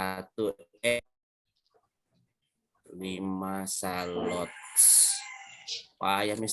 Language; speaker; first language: English; non-native, learner; Indonesian